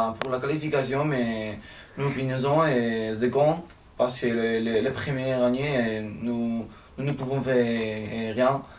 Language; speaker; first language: French; non-native, learner; Spanish